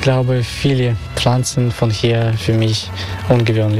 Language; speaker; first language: German; non-native, fluent; Russian